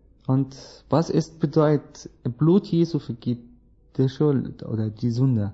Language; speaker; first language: German; non-native, learner; Arabic